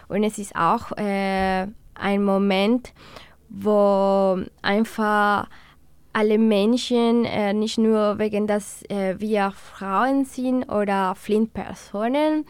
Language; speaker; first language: German; non-native, learner; Spanish